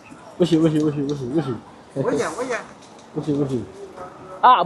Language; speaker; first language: Chinese; non-native, learner; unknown